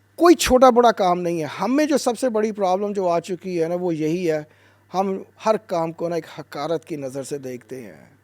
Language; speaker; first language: Urdu; native; Urdu